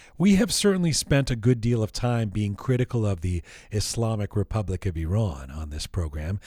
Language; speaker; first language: English; early bilingual, other home language; Persian